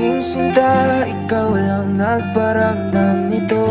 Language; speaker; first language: Filipino; native; Filipino